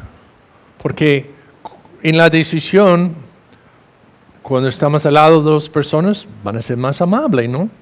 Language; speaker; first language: Spanish; non-native, fluent; English